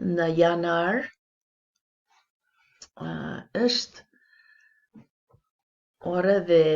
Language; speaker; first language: Albanian; non-native, learner; English